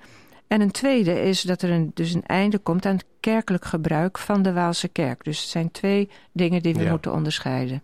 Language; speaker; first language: Dutch; native; Dutch